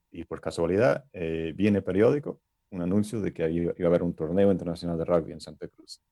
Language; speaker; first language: Spanish; non-native, fluent; English